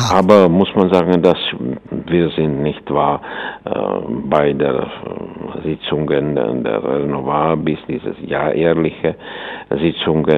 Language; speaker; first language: German; non-native, fluent; Czech